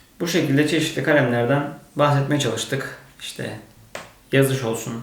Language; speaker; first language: Turkish; native; Turkish